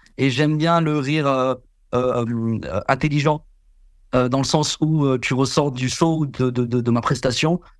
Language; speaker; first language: French; early bilingual, other home language; Vietnamese